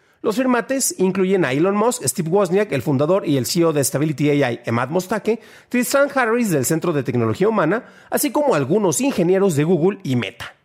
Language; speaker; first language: Spanish; native; Spanish